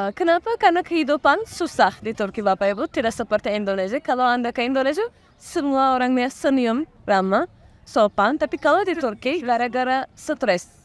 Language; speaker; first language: Indonesian; non-native, fluent; Turkish